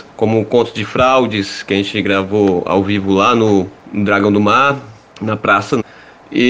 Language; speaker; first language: Portuguese; native; Portuguese